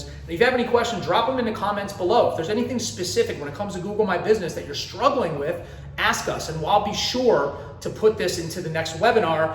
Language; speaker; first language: English; native; English